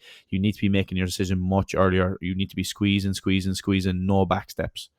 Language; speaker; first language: English; native; English